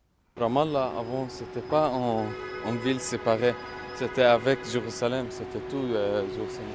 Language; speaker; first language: French; non-native, fluent; Arabic